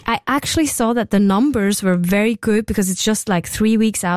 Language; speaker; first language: English; non-native, fluent; German